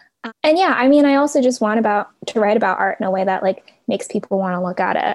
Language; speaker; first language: English; native; English